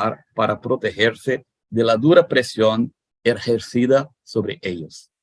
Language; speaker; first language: Spanish; non-native, fluent; Portuguese